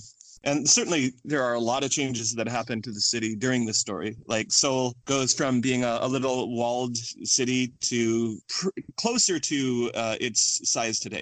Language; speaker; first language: English; native; English